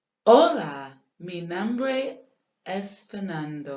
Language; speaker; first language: Spanish; non-native, learner; English